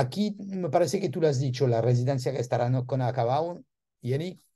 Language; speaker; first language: Spanish; non-native, learner; French